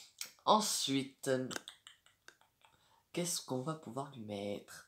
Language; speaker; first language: French; native; French